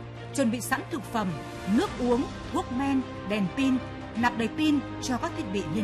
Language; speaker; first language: Vietnamese; native; Vietnamese